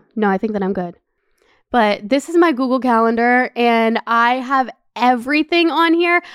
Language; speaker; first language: English; native; English